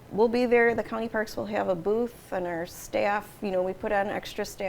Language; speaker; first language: English; native; English